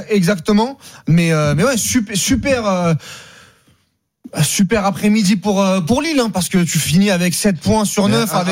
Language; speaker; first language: French; native; French